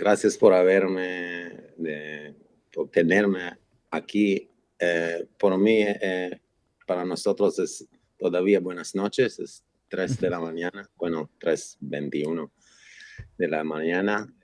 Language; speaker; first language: Spanish; non-native, fluent; Hebrew